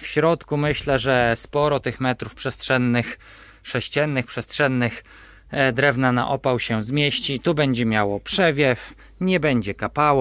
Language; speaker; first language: Polish; native; Polish